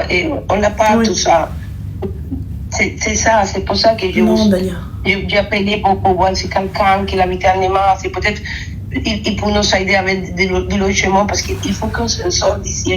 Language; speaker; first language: French; non-native, fluent; Spanish